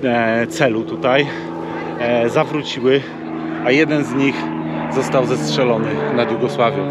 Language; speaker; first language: Polish; native; Polish